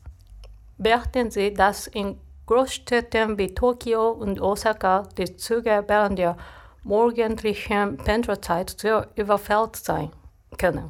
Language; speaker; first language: German; non-native, fluent; Japanese